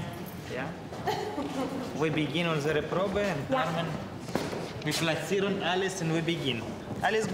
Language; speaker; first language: German; non-native, learner; Russian